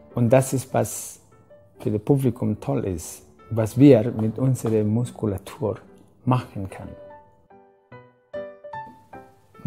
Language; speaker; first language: German; non-native, fluent; Spanish